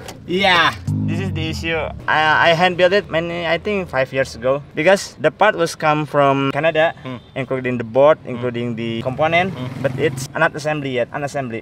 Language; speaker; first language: English; non-native, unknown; Indonesian